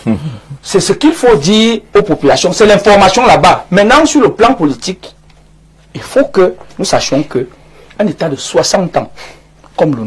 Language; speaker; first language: French; native; French